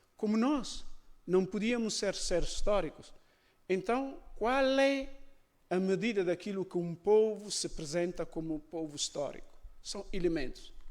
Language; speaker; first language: Portuguese; non-native, local second language; Upper Guinea Crioulo